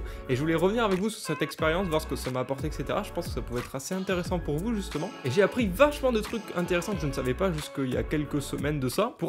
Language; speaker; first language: French; native; French